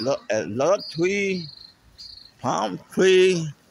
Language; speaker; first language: English; non-native, fluent; Spanish